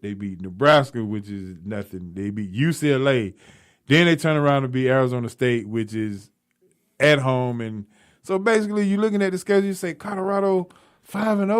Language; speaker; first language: English; native; English